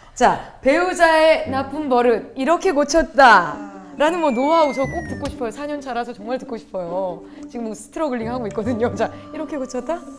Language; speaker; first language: Korean; native; Korean